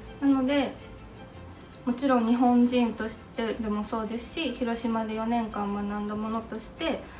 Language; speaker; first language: Japanese; native; Japanese